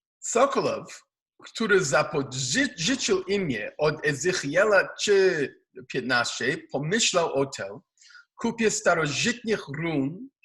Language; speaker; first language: Polish; non-native, learner; Hebrew